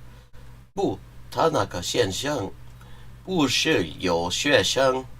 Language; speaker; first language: Chinese; non-native, learner; English